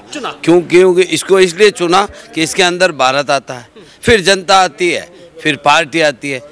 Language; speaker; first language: Hindi; native; Hindi